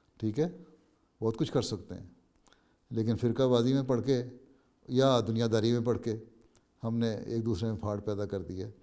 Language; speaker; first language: Urdu; native; Urdu